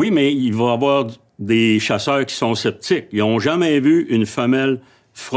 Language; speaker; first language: French; native; French